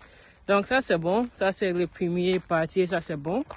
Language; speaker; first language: French; non-native, learner; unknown